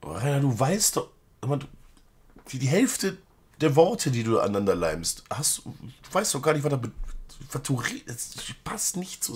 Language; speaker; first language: German; native; German